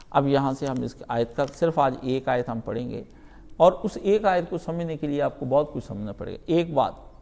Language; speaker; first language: Urdu; non-native, local second language; Punjabi